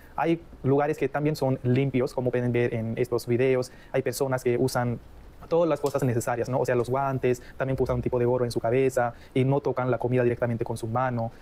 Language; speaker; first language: Spanish; non-native, fluent; Hindi